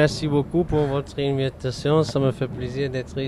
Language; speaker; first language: French; non-native, fluent; German